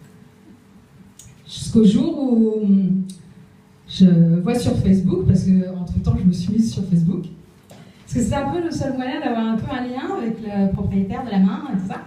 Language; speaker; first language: French; native; French